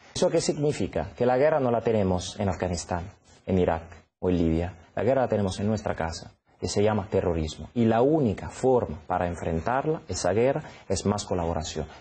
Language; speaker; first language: Spanish; non-native, fluent; Italian